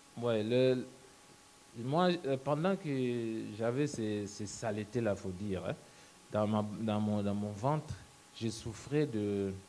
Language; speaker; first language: French; non-native, local second language; Lingala